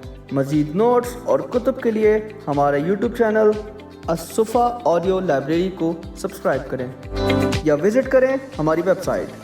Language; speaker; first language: Urdu; native; Urdu